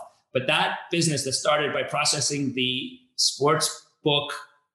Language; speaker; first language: English; native; English